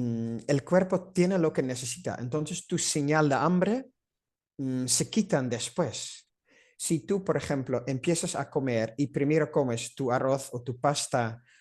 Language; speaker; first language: Spanish; non-native, fluent; Dutch